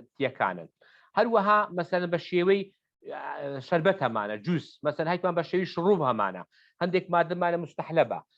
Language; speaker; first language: Central Kurdish; native; Central Kurdish